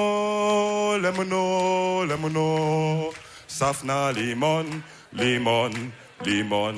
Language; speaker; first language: German; early bilingual, other home language; Wolof